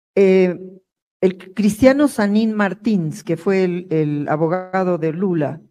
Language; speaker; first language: Spanish; native; Spanish